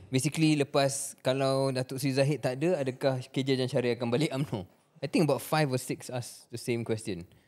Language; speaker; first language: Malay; native; Malay